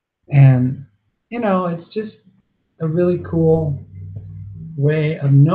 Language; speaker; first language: English; native; English